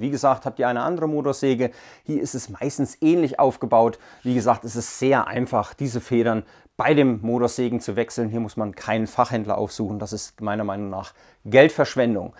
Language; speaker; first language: German; native; German